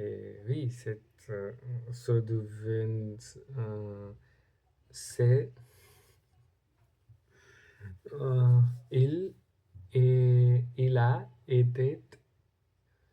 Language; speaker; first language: French; non-native, learner; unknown